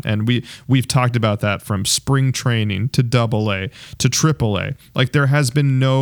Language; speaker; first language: English; native; English